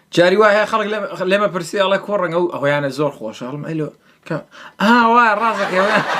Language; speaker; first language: Central Kurdish; early bilingual, heritage; Central Kurdish